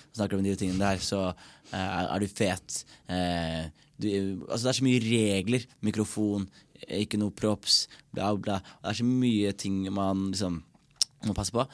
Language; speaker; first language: Norwegian; early bilingual, other home language; Somali